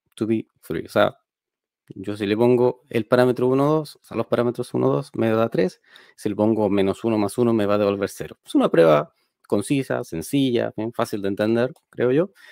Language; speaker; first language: Spanish; native; Spanish